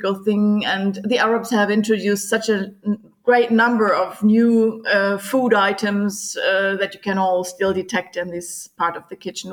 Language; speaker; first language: English; non-native, fluent; German